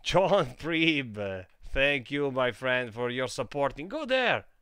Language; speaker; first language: English; non-native, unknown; Italian